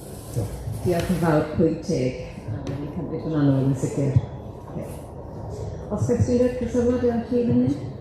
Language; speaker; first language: Welsh; native; Welsh